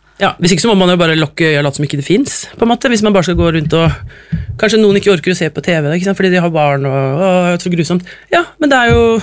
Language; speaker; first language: Norwegian; native; Norwegian